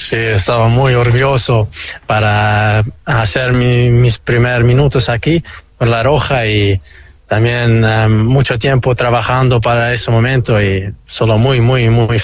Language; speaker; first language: Spanish; early bilingual, heritage; Spanish